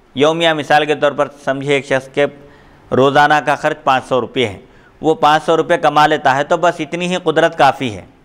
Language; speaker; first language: Urdu; native; Urdu